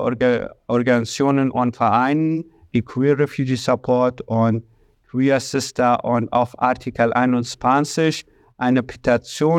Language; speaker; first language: German; non-native, learner; Arabic